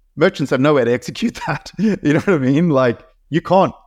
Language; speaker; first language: English; native; English